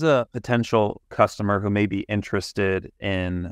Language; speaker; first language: English; native; English